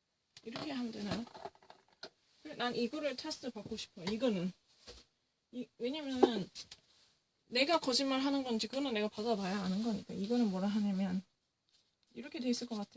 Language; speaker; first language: Korean; early bilingual, heritage; English